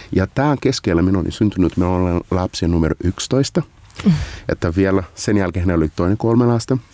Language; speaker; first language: Finnish; non-native, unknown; Portuguese